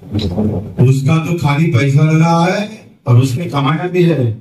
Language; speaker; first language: Hindi; non-native, local second language; Marathi